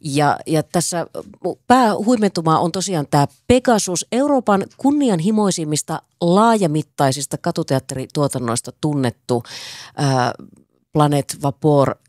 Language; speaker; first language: Finnish; native; Finnish